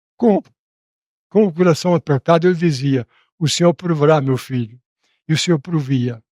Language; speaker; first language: Portuguese; native; Portuguese